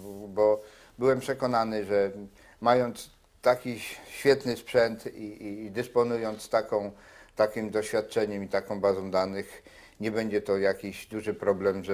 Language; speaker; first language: Polish; native; Polish